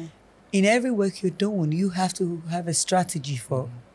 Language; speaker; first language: English; non-native, local second language; Akan